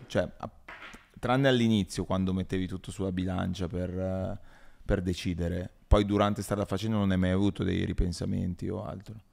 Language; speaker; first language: Italian; native; Italian